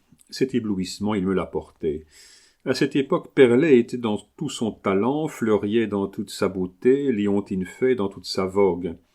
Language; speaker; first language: French; native; French